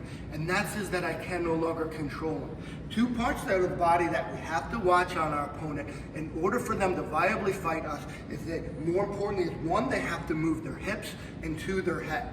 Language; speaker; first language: English; native; English